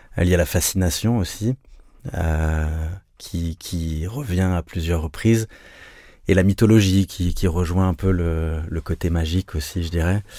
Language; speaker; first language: French; native; French